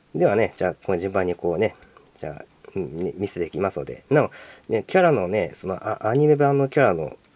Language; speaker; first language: Japanese; native; Japanese